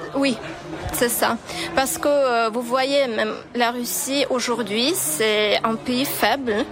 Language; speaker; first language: French; non-native, fluent; Ukrainian